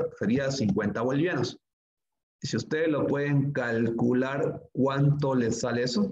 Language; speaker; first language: Spanish; native; Spanish